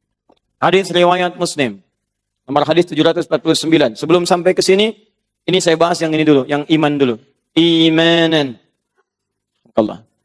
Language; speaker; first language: Indonesian; native; Indonesian